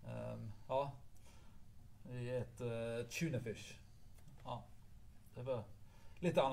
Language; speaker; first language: Swedish; non-native, learner; English